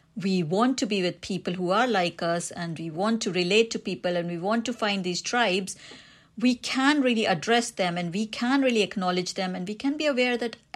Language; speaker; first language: English; non-native, local second language; Hindi